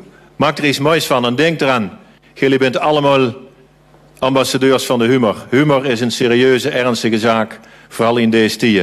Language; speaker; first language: Dutch; native; Dutch